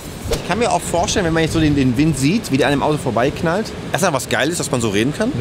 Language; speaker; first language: German; native; German